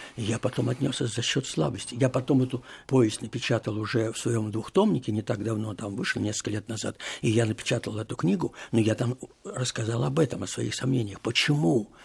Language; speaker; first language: Russian; native; Russian